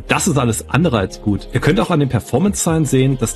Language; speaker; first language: German; native; German